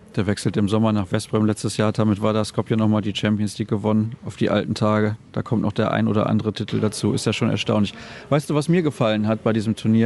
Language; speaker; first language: German; native; German